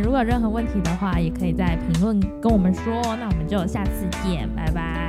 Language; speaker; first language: Chinese; native; Chinese